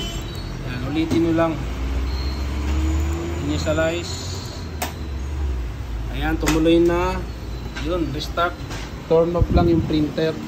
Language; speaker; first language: Filipino; native; Filipino